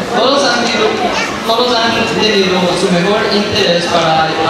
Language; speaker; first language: Spanish; early bilingual, other home language; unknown